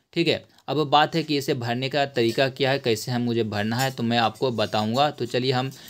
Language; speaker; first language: Hindi; native; Hindi